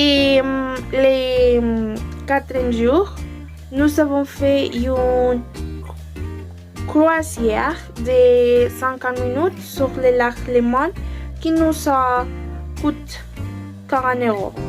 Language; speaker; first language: French; non-native, learner; Spanish